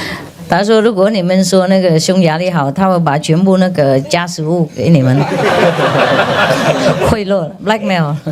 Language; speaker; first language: Chinese; non-native, fluent; Vietnamese